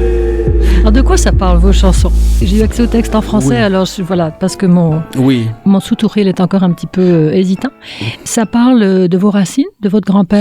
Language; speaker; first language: French; native; French